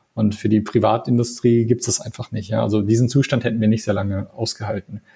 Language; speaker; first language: German; non-native, fluent; English